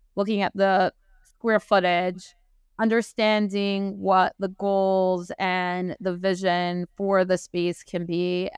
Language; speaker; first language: English; native; English